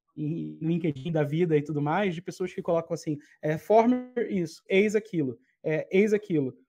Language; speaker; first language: Portuguese; native; Portuguese